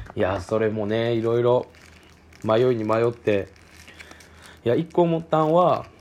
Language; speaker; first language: Japanese; native; Japanese